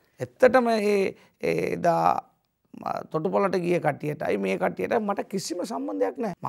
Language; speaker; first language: Sinhala; non-native, local second language; Tamil